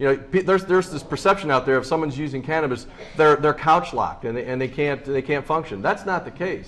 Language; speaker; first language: English; native; English